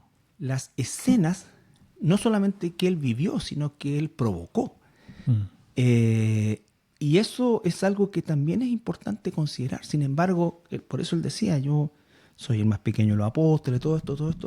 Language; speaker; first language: Spanish; native; Spanish